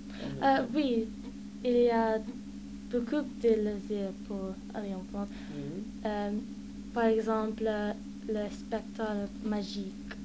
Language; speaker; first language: French; non-native, learner; English